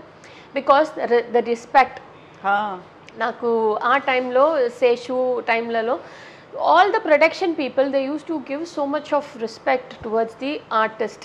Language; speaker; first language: Telugu; non-native, local second language; Tamil